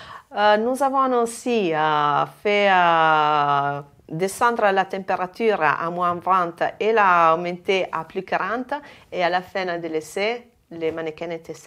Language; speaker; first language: French; non-native, fluent; Italian